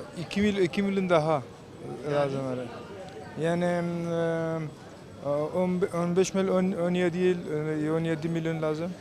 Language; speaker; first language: Turkish; non-native, learner; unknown